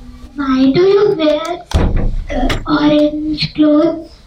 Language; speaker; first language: English; non-native, learner; Hindi